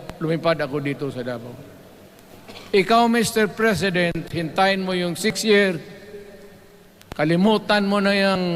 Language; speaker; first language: Filipino; non-native, local second language; Cebuano